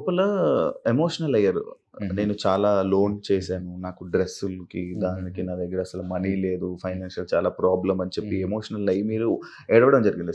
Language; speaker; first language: Telugu; native; Telugu